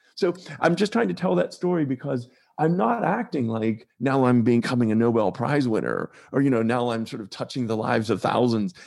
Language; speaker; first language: English; native; English